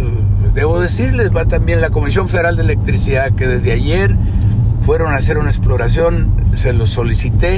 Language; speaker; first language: Spanish; native; Spanish